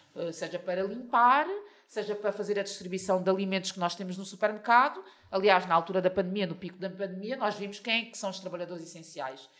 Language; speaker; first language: Portuguese; native; Portuguese